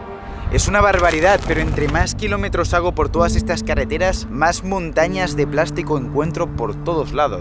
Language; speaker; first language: Spanish; native; Spanish